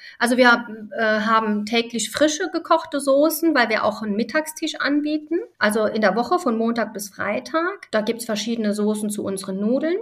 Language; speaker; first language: German; early bilingual, other home language; Italian